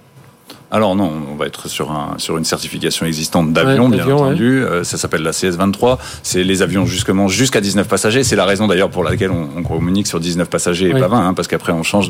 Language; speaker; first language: French; native; French